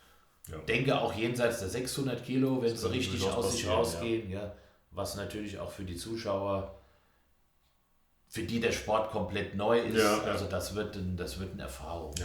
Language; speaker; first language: German; native; German